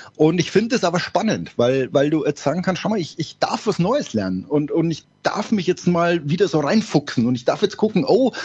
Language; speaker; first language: German; native; German